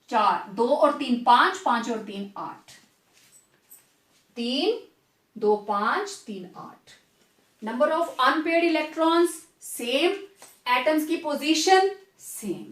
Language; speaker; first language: Hindi; native; Hindi